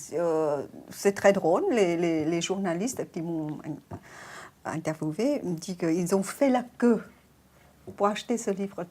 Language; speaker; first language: French; non-native, fluent; Vietnamese